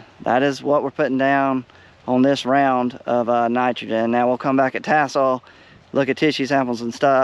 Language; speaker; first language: English; native; English